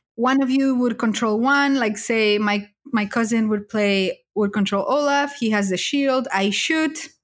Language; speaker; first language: English; early bilingual, other home language; Spanish